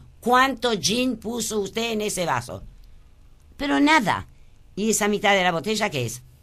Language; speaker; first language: Spanish; early bilingual, other home language; French